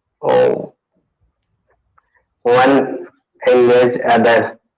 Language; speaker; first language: English; non-native, learner; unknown